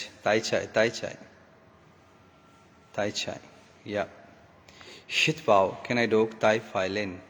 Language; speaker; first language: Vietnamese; non-native, learner; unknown